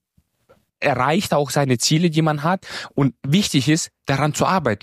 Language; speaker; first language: German; native; German